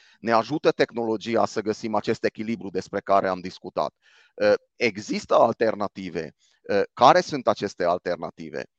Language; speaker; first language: Romanian; non-native, local second language; Hungarian